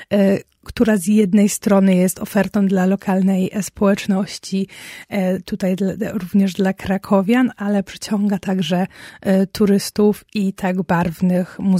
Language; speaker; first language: Polish; native; Polish